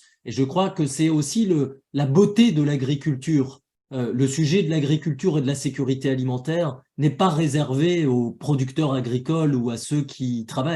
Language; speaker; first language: French; native; French